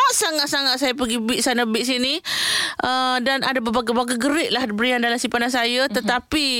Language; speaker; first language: Malay; native; Malay